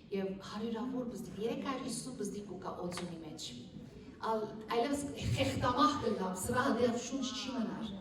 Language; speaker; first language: Armenian; early bilingual, heritage; Armenian